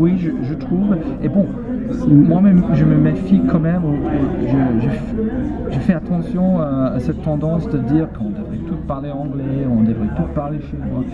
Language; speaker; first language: French; non-native, fluent; English